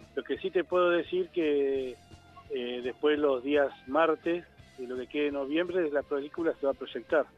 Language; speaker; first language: Spanish; native; Spanish